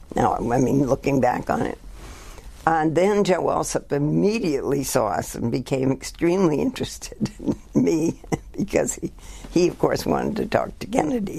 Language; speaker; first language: English; native; English